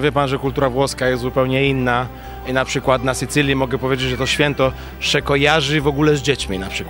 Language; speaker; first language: Polish; non-native, fluent; Italian